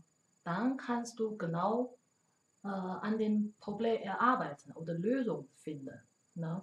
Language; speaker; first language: German; non-native, learner; Chinese